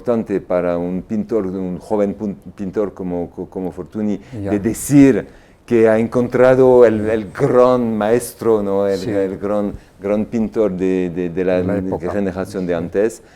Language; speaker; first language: Spanish; non-native, fluent; French